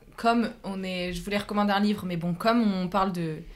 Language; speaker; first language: French; native; French